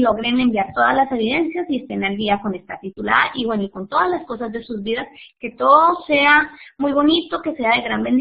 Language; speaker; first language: Spanish; native; Spanish